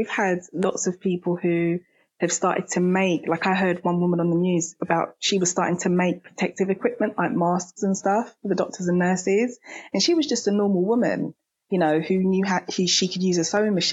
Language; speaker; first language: English; native; English